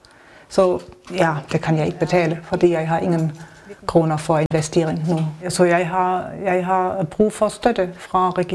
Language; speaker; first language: Danish; non-native, learner; German